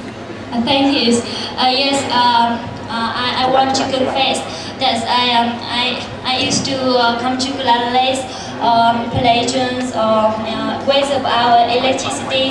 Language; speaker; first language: English; non-native, learner; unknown